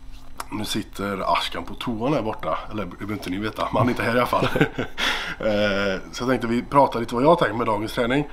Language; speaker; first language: Swedish; native; Swedish